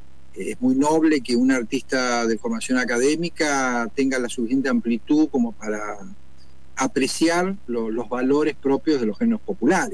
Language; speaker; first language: Spanish; native; Spanish